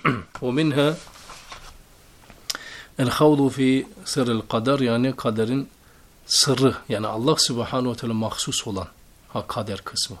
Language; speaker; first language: Turkish; native; Turkish